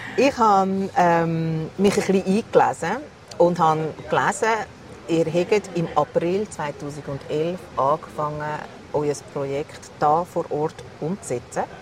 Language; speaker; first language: German; native; German